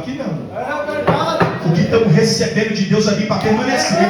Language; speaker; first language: Portuguese; native; Portuguese